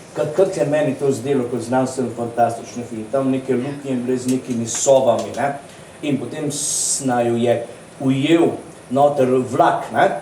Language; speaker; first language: Slovenian; native; Slovenian